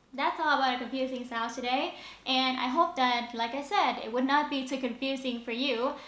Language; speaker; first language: English; non-native, fluent; Vietnamese